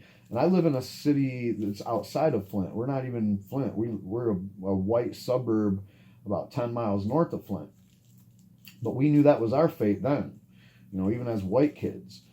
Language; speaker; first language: English; native; English